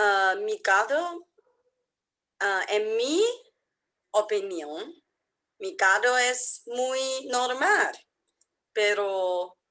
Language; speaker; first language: Spanish; non-native, learner; English